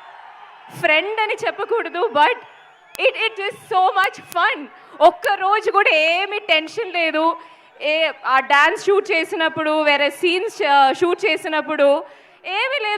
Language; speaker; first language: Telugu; non-native, local second language; Malayalam